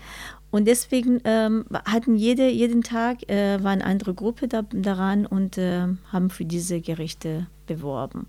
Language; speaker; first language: German; non-native, learner; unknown